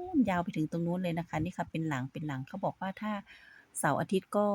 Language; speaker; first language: Thai; native; Thai